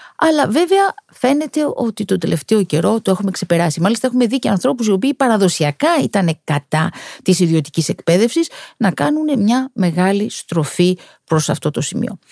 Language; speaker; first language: Greek; native; Greek